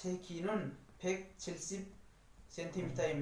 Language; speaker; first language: Korean; non-native, learner; Nepali